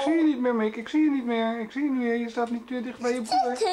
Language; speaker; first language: Dutch; native; Dutch